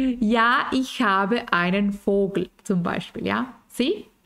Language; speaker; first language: German; non-native, fluent; Spanish